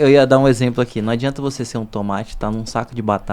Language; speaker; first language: Portuguese; native; Portuguese